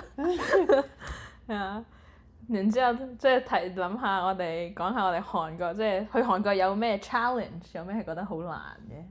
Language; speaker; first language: Cantonese; early bilingual, heritage; Cantonese